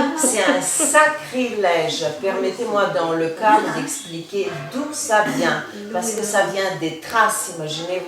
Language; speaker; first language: French; non-native, fluent; Bulgarian